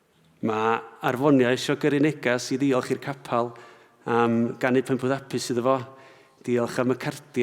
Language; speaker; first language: Welsh; native; Welsh